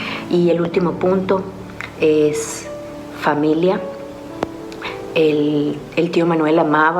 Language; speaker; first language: Spanish; native; Spanish